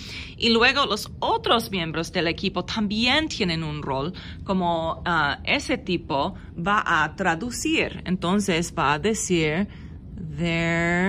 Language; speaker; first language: Spanish; non-native, fluent; English